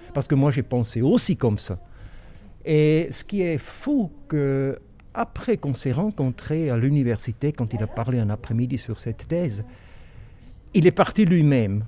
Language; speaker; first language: French; non-native, local second language; German